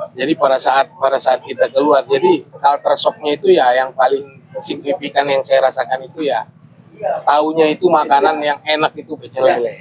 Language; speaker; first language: Indonesian; native; Indonesian